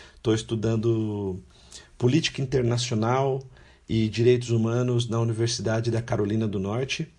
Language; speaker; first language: Portuguese; native; Portuguese